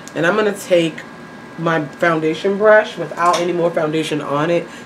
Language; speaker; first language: English; native; English